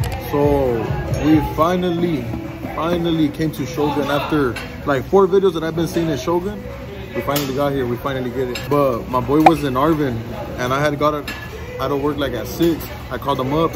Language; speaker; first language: English; early bilingual, other home language; Spanish